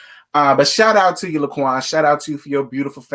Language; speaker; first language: English; native; English